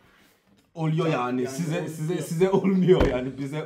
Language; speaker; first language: Turkish; non-native, learner; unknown